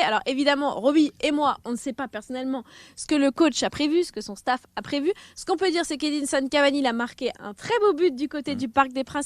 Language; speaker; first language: French; native; French